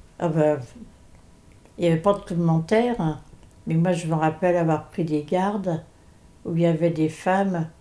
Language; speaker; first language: French; native; French